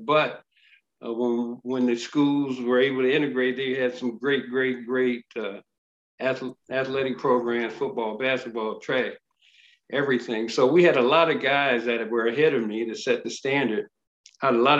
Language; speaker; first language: English; native; English